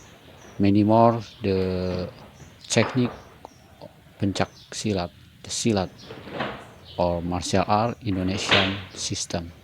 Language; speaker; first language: English; non-native, learner; Indonesian